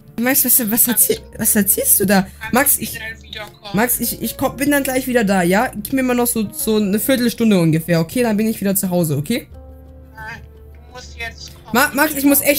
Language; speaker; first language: German; native; German